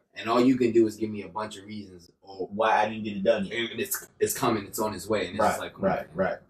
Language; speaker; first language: English; native; English